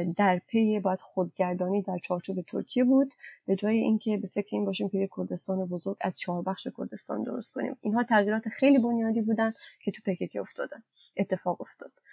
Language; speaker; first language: Persian; non-native, local second language; Kurdish